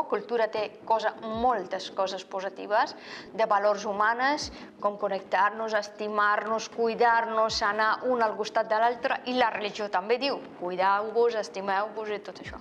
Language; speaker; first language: Catalan; non-native, fluent; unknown